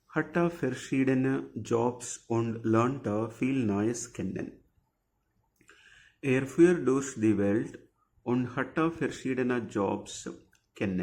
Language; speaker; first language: German; non-native, fluent; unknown